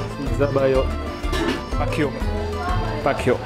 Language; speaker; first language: Nepali; non-native, learner; French